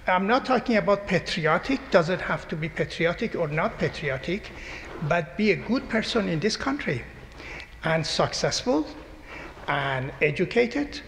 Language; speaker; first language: English; non-native, fluent; Persian